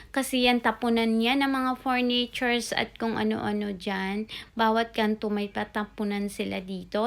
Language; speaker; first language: Filipino; native; Filipino